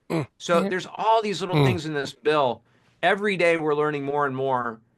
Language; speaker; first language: English; native; English